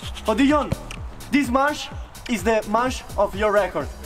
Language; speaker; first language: English; non-native, learner; Italian